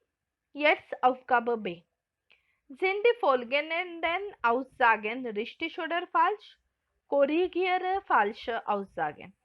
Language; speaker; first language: German; non-native, fluent; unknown